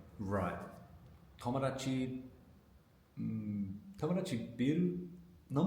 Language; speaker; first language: Japanese; non-native, learner; English